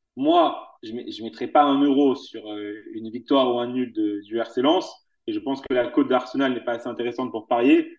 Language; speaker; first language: French; native; French